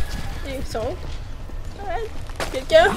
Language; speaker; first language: French; native; French